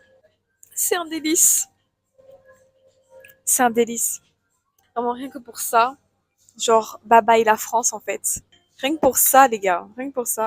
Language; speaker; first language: French; native; French